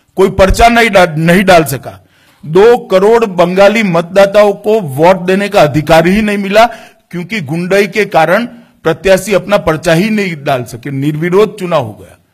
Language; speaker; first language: Hindi; non-native, local second language; Gujarati